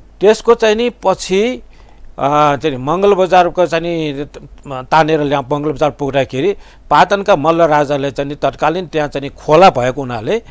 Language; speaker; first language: Nepali; non-native, local second language; Newari